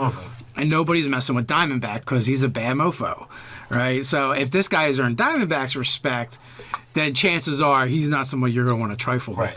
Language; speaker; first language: English; native; English